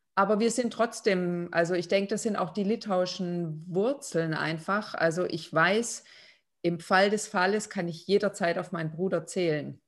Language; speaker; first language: German; non-native, fluent; Lithuanian